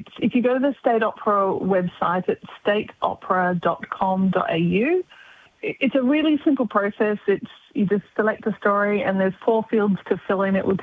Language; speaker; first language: English; native; English